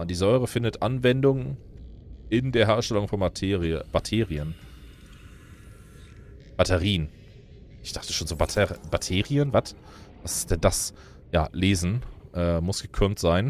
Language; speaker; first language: German; native; German